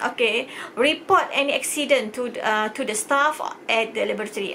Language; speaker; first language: English; non-native, local second language; Malay